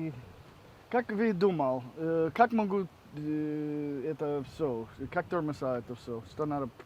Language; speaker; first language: Russian; non-native, learner; English